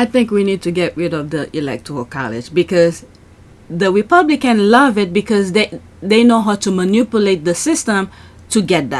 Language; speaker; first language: English; native; English